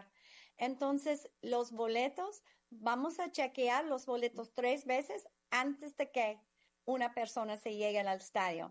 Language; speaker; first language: Spanish; non-native, fluent; English